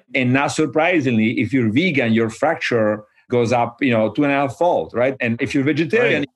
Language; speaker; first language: English; non-native, fluent; Italian